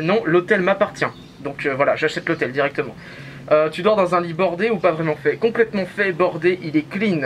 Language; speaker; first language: French; native; French